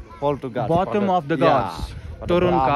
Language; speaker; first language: English; non-native, local second language; Hindi